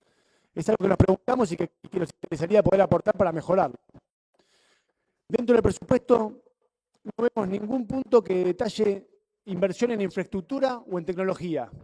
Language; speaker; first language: Spanish; native; Spanish